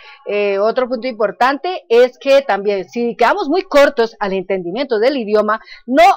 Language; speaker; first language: Spanish; native; Spanish